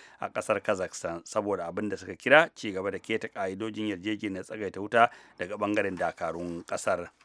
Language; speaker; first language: Hausa; native; Hausa